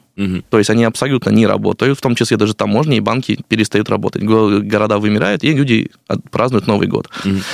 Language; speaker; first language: Russian; non-native, fluent; Chinese